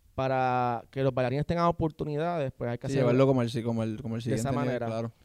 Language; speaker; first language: Spanish; native; Spanish